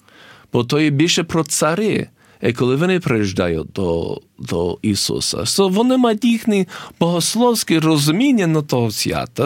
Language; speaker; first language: Ukrainian; early bilingual, heritage; English